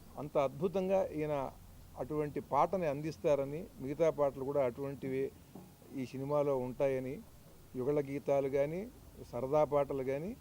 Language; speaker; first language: Telugu; native; Telugu